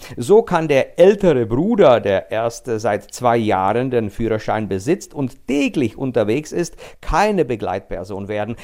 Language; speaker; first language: German; non-native, fluent; Czech